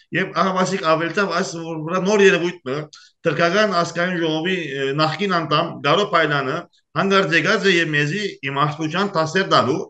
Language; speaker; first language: Armenian; early bilingual, heritage; Armenian